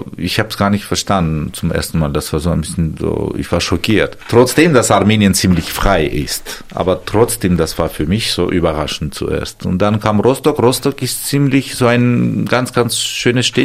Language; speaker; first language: German; non-native, fluent; Armenian